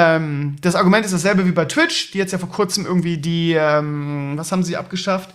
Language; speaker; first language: German; native; German